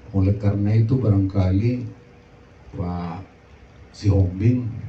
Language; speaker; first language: Indonesian; non-native, local second language; Batak Toba